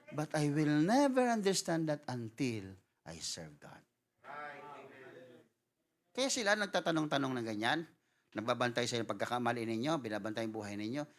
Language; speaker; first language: Filipino; non-native, local second language; Cebuano